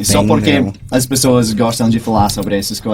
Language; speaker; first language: Portuguese; non-native, fluent; English